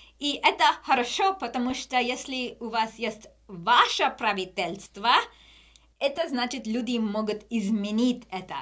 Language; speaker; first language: Russian; non-native, learner; English